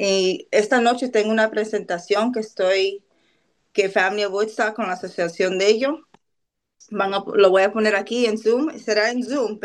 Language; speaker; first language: Spanish; early bilingual, other home language; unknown